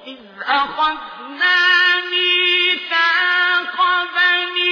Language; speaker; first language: Arabic; native; Arabic